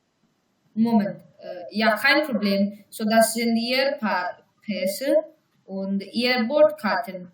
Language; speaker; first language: German; non-native, learner; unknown